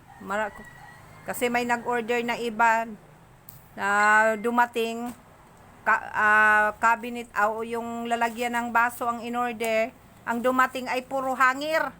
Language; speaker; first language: Filipino; native; Filipino